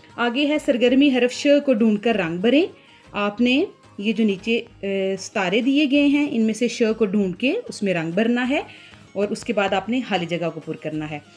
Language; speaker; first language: Hindi; non-native, local second language; Punjabi